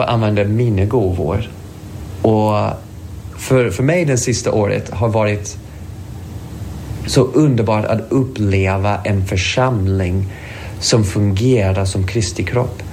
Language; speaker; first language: Swedish; non-native, fluent; English